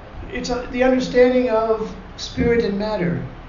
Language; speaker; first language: English; native; English